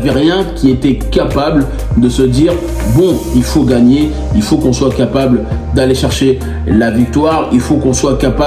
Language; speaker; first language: French; native; French